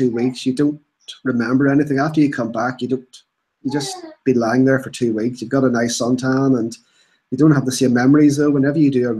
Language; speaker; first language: English; native; English